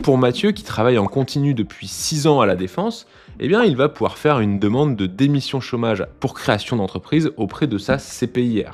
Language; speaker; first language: French; native; French